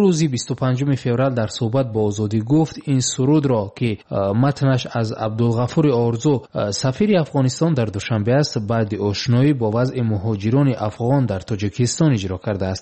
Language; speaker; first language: Tajik; native; Tajik